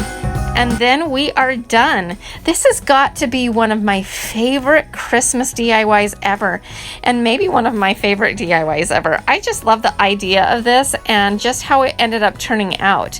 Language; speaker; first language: English; native; English